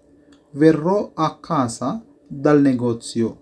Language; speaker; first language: Italian; non-native, fluent; Sinhala